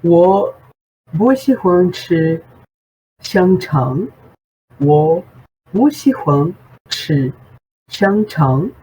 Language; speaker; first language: Chinese; non-native, fluent; Portuguese